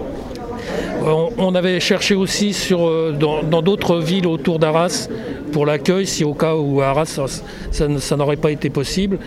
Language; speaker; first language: French; native; French